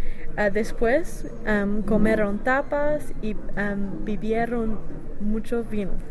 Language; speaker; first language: Spanish; non-native, learner; English